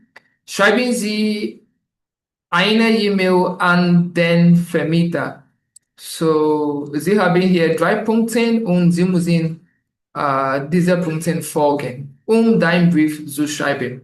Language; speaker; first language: German; non-native, learner; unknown